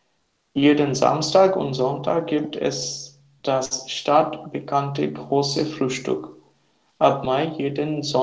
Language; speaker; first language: German; non-native, learner; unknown